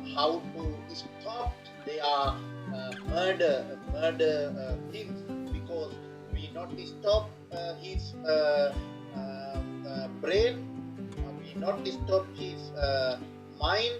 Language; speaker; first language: English; non-native, learner; Sinhala